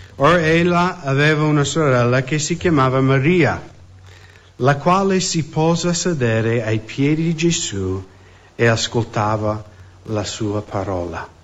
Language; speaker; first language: Italian; non-native, fluent; English